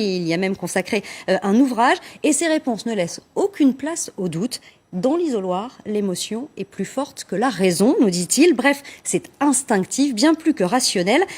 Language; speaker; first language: French; native; French